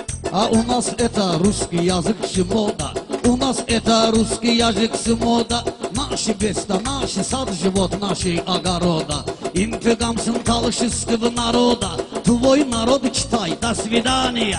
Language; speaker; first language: Russian; non-native, learner; Talysh